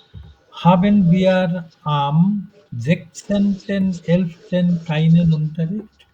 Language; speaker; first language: German; non-native, fluent; Bangla